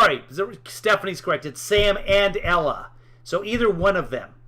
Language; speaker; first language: English; native; English